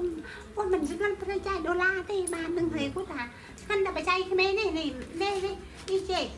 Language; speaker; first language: English; non-native, learner; Khmer